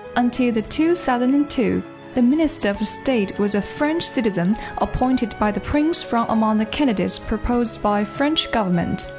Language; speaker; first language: English; non-native, fluent; Chinese